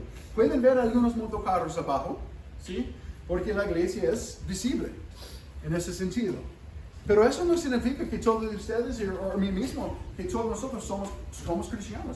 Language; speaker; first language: Spanish; non-native, fluent; English